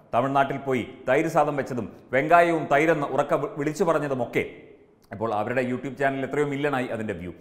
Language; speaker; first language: Malayalam; native; Malayalam